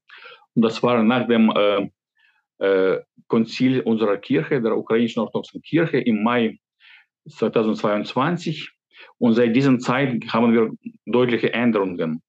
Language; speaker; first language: German; non-native, fluent; Ukrainian